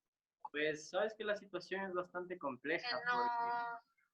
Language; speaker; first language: Spanish; native; Spanish